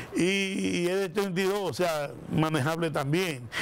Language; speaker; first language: Spanish; native; Spanish